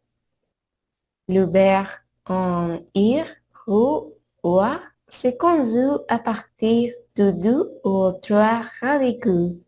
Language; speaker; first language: French; non-native, learner; Spanish